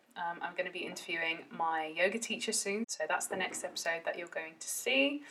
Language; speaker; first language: English; early bilingual, heritage; Dutch